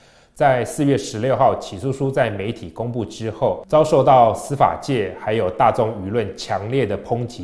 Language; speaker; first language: Chinese; native; Chinese